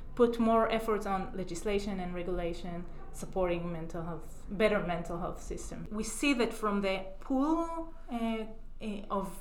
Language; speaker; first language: English; non-native, fluent; Hebrew